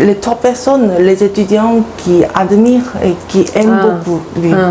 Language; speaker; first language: French; non-native, learner; Korean